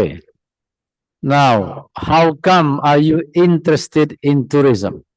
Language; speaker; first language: English; non-native, fluent; Indonesian